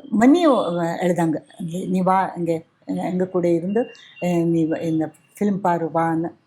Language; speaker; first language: Tamil; non-native, fluent; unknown